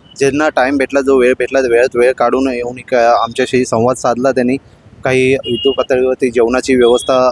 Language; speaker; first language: Marathi; native; Marathi